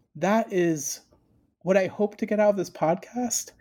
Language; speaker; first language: English; early bilingual, other home language; Spanish